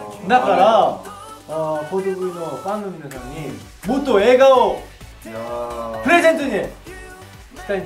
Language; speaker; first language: Japanese; non-native, learner; Korean